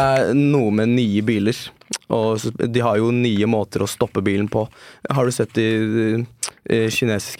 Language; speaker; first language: Norwegian; early bilingual, other home language; Turkish